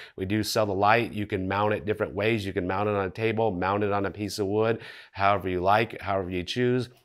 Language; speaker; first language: English; native; English